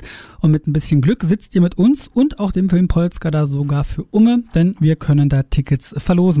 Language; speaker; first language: German; native; German